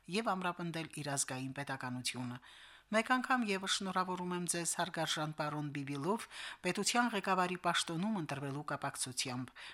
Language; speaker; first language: Armenian; native; Armenian